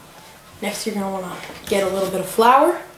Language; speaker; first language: English; native; English